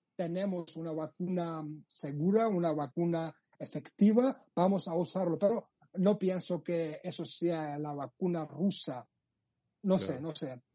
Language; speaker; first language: Spanish; non-native, fluent; Georgian